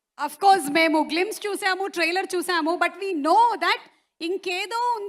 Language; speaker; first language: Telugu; native; Telugu